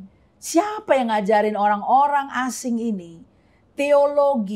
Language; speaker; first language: Indonesian; native; Indonesian